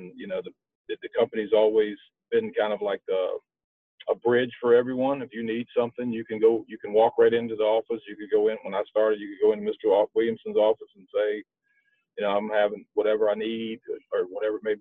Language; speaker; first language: English; native; English